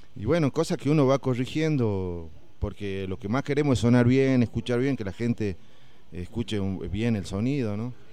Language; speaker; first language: Spanish; native; Spanish